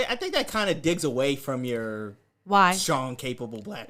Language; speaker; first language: English; native; English